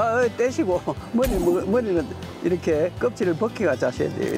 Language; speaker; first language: Korean; native; Korean